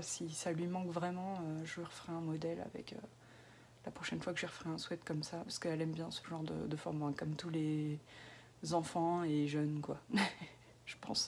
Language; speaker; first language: French; native; French